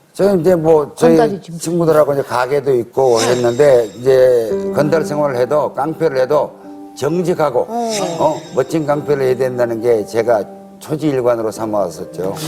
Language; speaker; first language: Korean; native; Korean